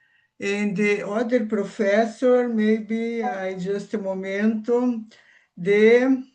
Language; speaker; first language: English; non-native, learner; Portuguese